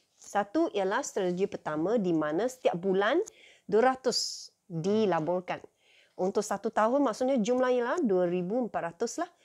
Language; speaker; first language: Malay; non-native, local second language; Chinese